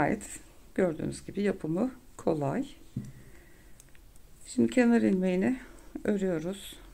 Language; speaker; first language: Turkish; native; Turkish